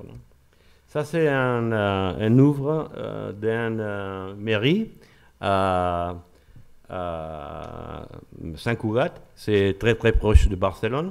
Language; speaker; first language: French; non-native, learner; Spanish